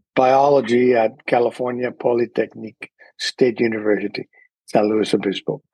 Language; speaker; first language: English; early bilingual, other home language; Spanish